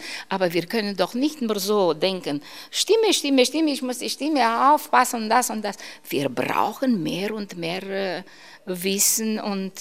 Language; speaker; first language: German; non-native, fluent; Romanian